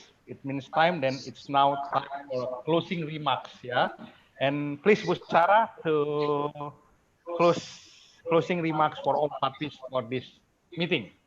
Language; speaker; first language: English; non-native, fluent; Indonesian